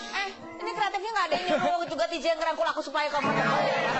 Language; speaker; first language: Indonesian; native; Indonesian